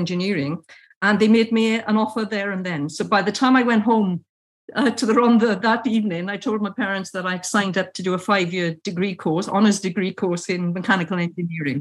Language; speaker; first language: English; native; English